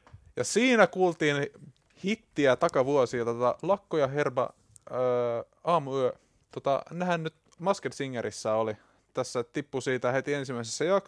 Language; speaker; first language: Finnish; native; Finnish